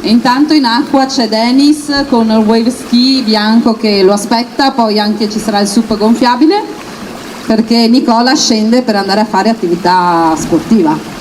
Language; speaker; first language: Italian; native; Italian